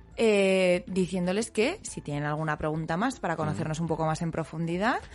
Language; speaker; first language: Spanish; native; Spanish